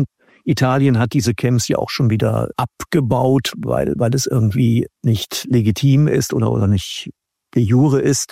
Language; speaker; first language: German; native; German